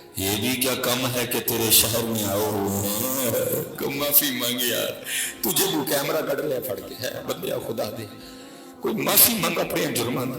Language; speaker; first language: Urdu; non-native, local second language; Punjabi